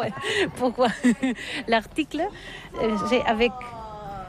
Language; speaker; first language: French; non-native, learner; Catalan